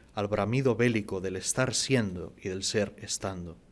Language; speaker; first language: Spanish; native; Spanish